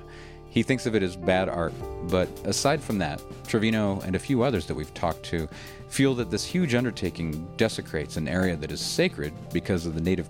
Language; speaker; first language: English; native; English